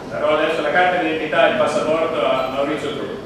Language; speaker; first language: Italian; native; Italian